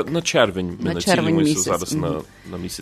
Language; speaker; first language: Ukrainian; early bilingual, heritage; Ukrainian